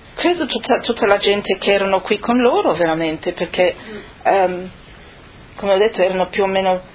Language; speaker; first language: Italian; early bilingual, other home language; Friulian